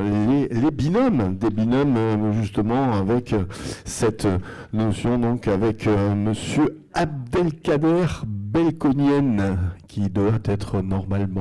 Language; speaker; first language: French; native; French